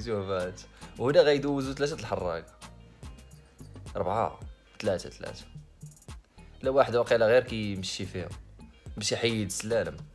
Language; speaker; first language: Arabic; native; Arabic